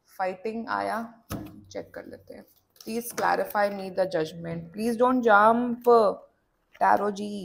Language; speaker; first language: Hindi; native; Hindi